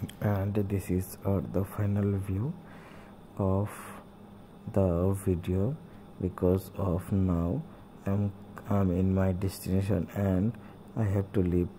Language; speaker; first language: English; non-native, learner; Bangla